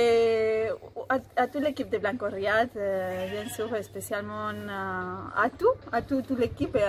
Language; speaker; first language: French; non-native, fluent; Spanish